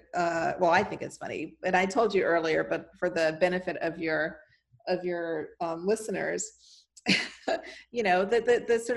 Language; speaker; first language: English; native; English